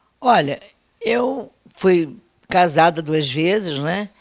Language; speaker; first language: Portuguese; native; Portuguese